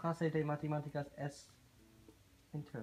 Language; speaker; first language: Spanish; non-native, learner; English